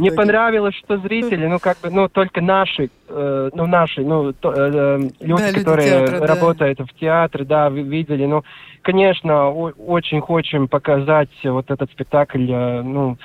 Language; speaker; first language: Russian; non-native, local second language; Latvian